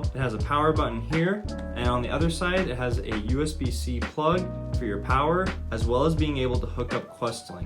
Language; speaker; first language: English; native; English